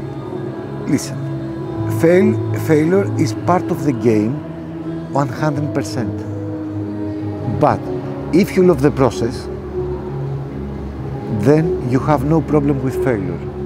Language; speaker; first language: English; non-native, fluent; Greek